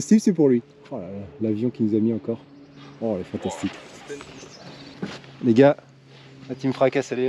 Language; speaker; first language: French; native; French